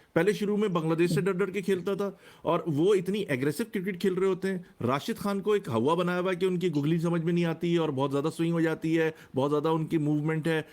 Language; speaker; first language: Urdu; native; Urdu